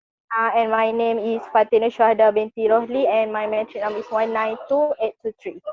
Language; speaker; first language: English; non-native, learner; Malay